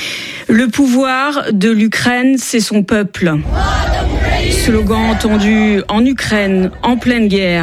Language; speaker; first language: French; native; French